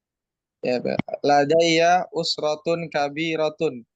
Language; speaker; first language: Arabic; non-native, learner; Indonesian